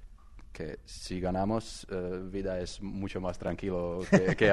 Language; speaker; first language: Spanish; non-native, learner; Croatian